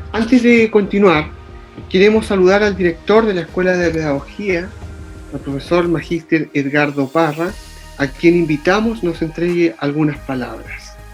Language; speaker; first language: Spanish; native; Spanish